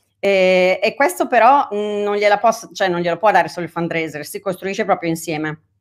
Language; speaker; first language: Italian; native; Italian